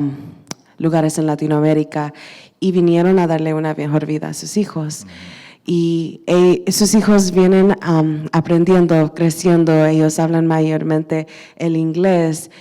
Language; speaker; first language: Spanish; early bilingual, heritage; Spanish